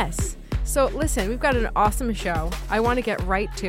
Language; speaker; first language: English; native; English